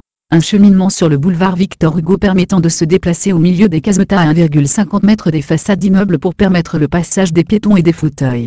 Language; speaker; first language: French; native; French